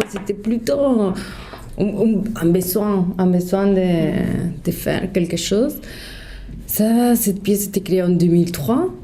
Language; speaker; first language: French; non-native, fluent; Spanish